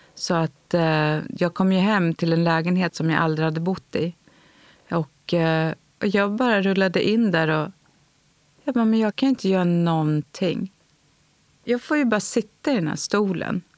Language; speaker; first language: Swedish; native; Swedish